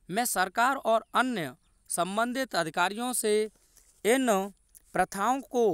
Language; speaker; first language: Hindi; native; Hindi